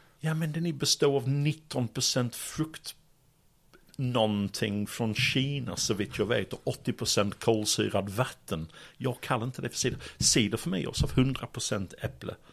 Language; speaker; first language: Swedish; non-native, fluent; English